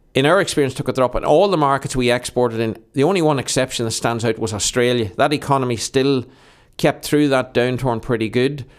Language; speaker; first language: English; native; English